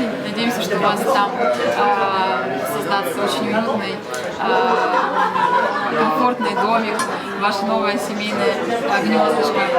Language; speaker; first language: Russian; native; Russian